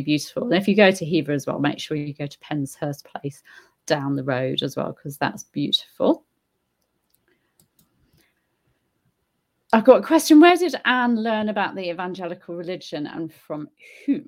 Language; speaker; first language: English; native; English